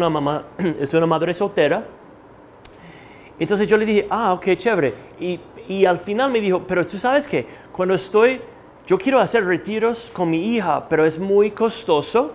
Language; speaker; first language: Spanish; non-native, fluent; English